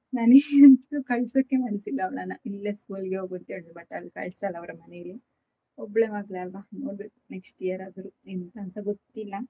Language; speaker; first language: Kannada; native; Kannada